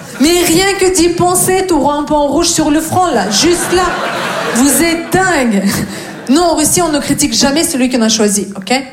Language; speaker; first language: French; non-native, fluent; Russian